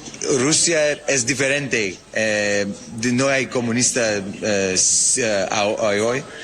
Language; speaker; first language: Spanish; non-native, learner; English